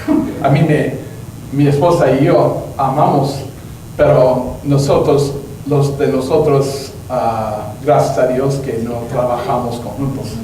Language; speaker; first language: Spanish; non-native, learner; English